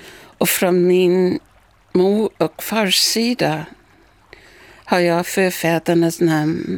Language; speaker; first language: Swedish; non-native, fluent; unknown